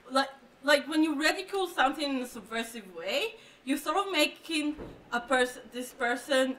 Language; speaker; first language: English; non-native, fluent; Hebrew